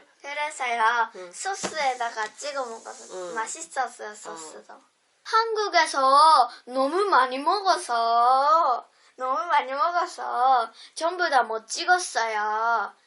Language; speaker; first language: Korean; non-native, learner; Japanese